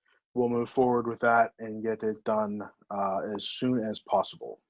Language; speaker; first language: English; native; English